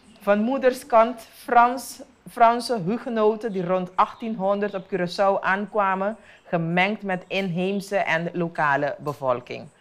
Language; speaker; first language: Dutch; non-native, local second language; Papiamento